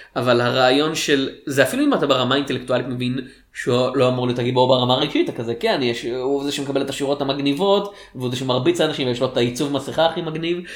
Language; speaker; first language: Hebrew; native; Hebrew